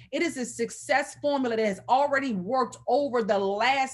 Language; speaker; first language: English; native; English